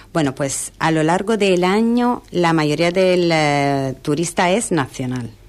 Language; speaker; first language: Spanish; non-native, fluent; Italian